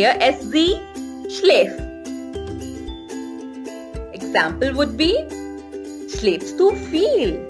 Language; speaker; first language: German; non-native, fluent; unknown